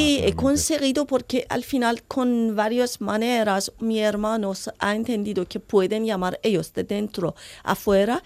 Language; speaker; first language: Spanish; non-native, learner; Persian